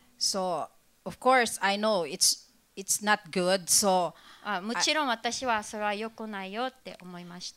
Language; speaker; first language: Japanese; non-native, fluent; Filipino